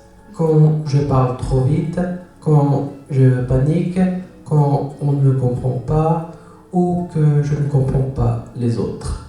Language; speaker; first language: French; early bilingual, other home language; Spanish